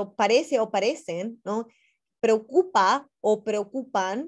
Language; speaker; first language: Spanish; non-native, fluent; English